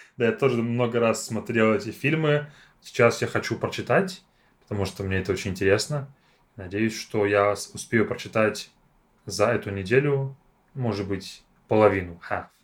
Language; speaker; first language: Russian; native; Russian